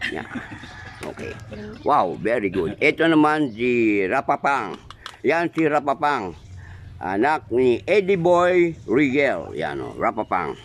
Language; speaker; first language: Filipino; non-native, local second language; Waray